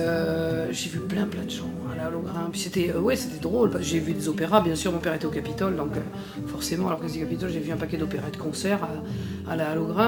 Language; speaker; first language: French; native; French